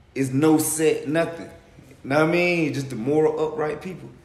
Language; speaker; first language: English; native; English